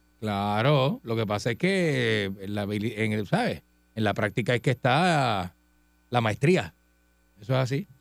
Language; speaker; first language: Spanish; native; Spanish